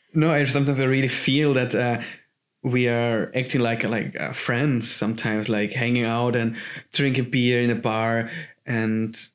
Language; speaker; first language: English; non-native, fluent; German